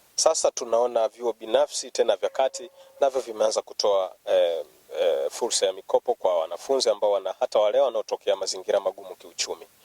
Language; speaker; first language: Swahili; native; Swahili